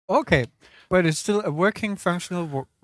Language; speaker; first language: English; non-native, fluent; Danish